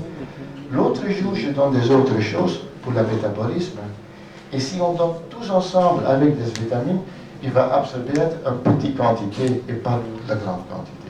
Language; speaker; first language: French; non-native, local second language; Dutch